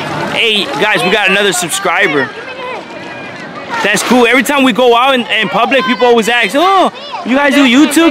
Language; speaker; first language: English; early bilingual, other home language; Spanish